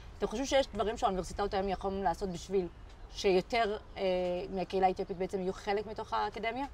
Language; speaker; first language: Hebrew; early bilingual, other home language; Amharic